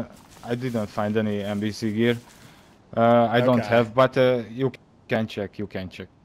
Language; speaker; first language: English; non-native, learner; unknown